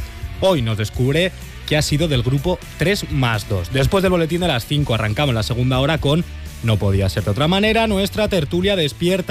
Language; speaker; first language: Spanish; native; Spanish